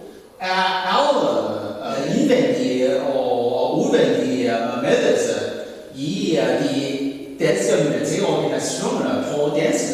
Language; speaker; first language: Danish; non-native, learner; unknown